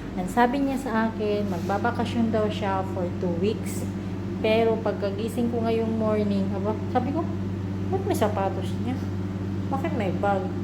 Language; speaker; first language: Filipino; non-native, local second language; Cebuano